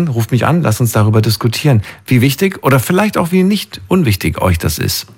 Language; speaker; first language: German; native; German